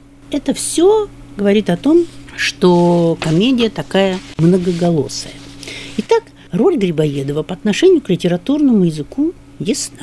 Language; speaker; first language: Russian; native; Russian